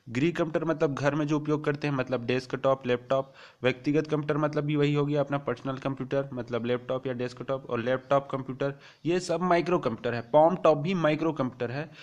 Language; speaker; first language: Hindi; native; Hindi